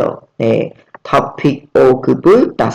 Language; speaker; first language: Korean; non-native, fluent; Khmer